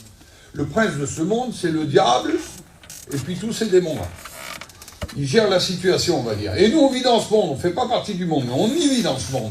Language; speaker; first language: French; native; French